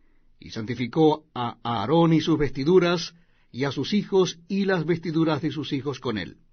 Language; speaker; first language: Spanish; native; Spanish